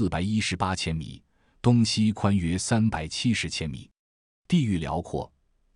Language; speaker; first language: Chinese; native; Chinese